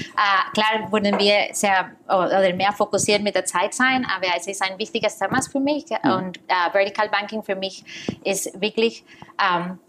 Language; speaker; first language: German; non-native, fluent; Spanish